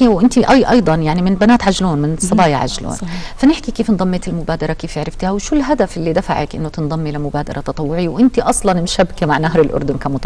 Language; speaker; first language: Arabic; native; Arabic